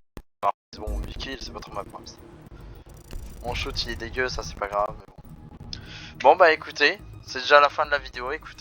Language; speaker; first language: French; native; French